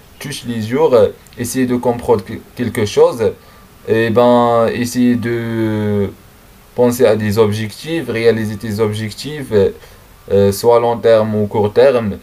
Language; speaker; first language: French; non-native, learner; Arabic